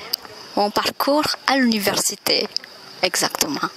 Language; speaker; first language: French; non-native, fluent; Indonesian